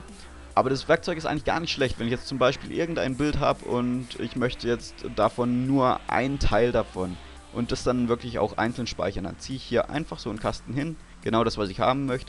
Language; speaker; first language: German; native; German